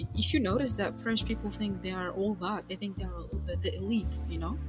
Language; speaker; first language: English; non-native, fluent; Arabic